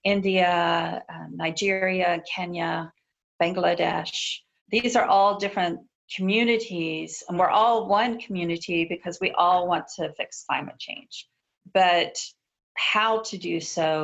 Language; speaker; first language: English; native; English